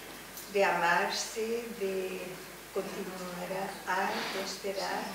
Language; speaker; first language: Spanish; early bilingual, heritage; French